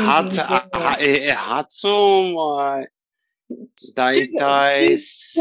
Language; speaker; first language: Japanese; non-native, learner; English